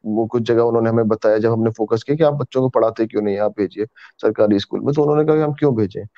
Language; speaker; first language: Hindi; native; Hindi